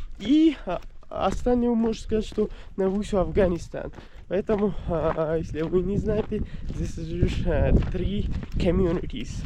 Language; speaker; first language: Russian; non-native, learner; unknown